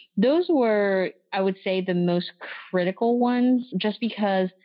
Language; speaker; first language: English; early bilingual, other home language; French